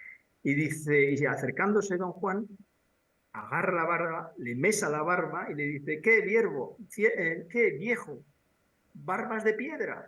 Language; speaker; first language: Spanish; native; Spanish